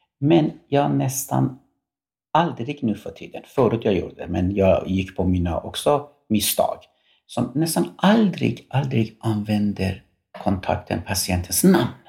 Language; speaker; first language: Swedish; non-native, fluent; Persian